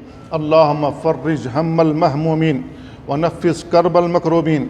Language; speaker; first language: Arabic; non-native, fluent; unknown